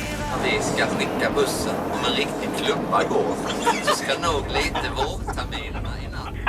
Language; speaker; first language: Swedish; native; Swedish